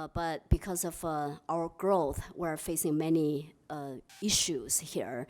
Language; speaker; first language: English; non-native, fluent; Chinese